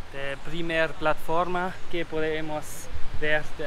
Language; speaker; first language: Spanish; non-native, learner; German